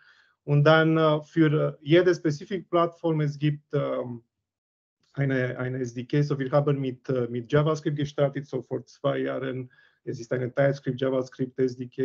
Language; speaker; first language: German; non-native, learner; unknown